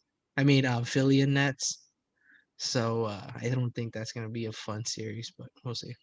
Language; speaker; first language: English; native; English